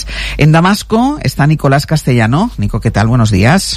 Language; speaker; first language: Spanish; native; Spanish